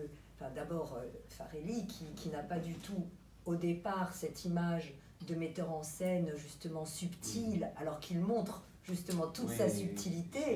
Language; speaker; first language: French; native; French